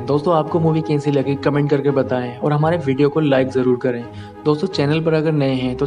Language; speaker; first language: Hindi; native; Hindi